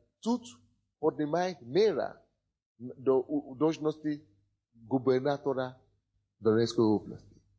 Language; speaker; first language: Russian; non-native, fluent; Yoruba